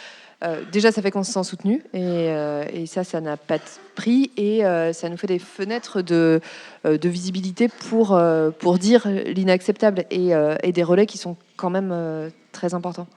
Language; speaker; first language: French; native; French